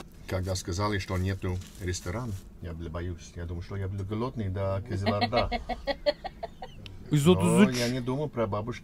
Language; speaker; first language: Russian; non-native, learner; English